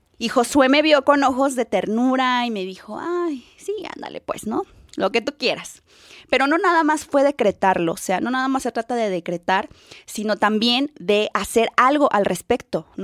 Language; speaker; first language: Spanish; native; Spanish